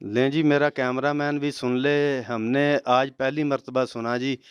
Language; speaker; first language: Urdu; non-native, local second language; Punjabi